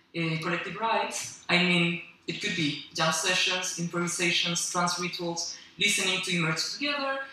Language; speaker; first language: English; non-native, fluent; Spanish